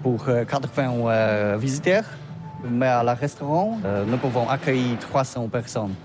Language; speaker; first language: French; non-native, learner; Polish